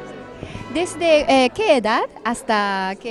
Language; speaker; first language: Spanish; non-native, learner; Japanese